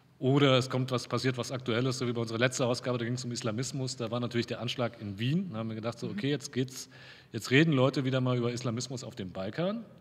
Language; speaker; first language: German; native; German